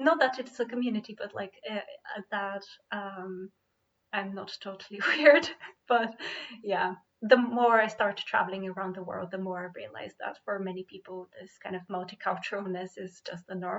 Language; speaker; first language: English; non-native, fluent; Bulgarian